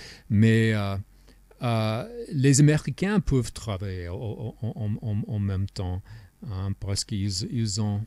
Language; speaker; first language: French; non-native, fluent; English